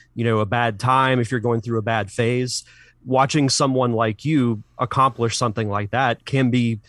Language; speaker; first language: English; native; English